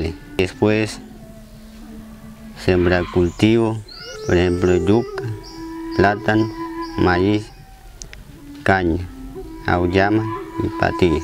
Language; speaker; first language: Spanish; non-native, local second language; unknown